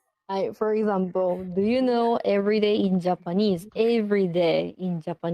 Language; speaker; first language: English; non-native, learner; Japanese